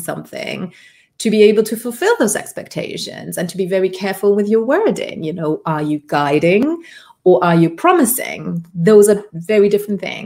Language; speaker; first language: English; non-native, fluent; Luxembourgish